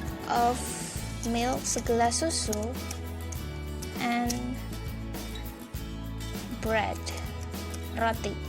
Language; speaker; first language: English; non-native, fluent; Indonesian